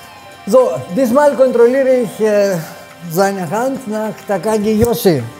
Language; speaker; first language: German; non-native, fluent; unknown